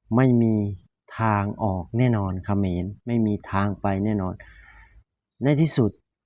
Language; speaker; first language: Thai; native; Thai